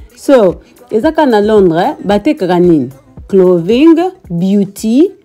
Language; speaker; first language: English; non-native, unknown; Lingala